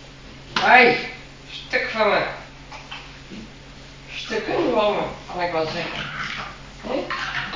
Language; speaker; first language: Dutch; native; Dutch